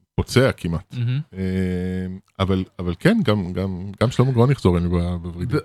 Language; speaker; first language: Hebrew; early bilingual, other home language; French